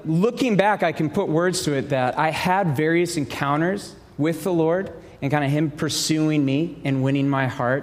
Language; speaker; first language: English; native; English